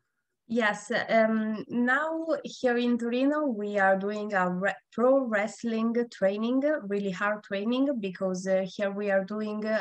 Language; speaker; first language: English; non-native, learner; Italian